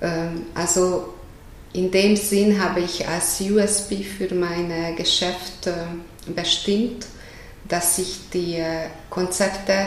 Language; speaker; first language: German; non-native, fluent; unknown